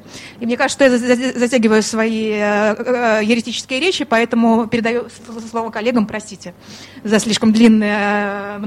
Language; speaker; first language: Russian; native; Russian